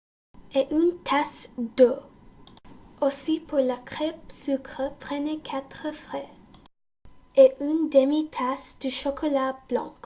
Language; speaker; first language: French; non-native, learner; English